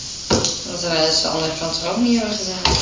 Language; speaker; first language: Dutch; native; Dutch